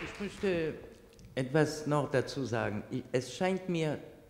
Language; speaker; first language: German; non-native, fluent; French